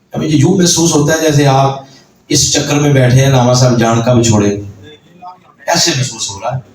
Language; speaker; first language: Urdu; non-native, local second language; Punjabi